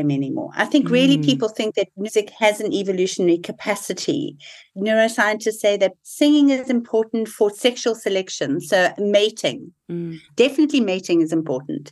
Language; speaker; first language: English; native; English